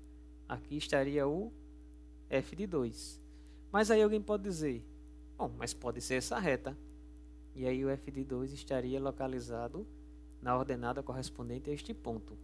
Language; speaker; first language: Portuguese; native; Portuguese